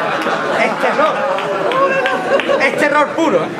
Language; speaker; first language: Spanish; native; Spanish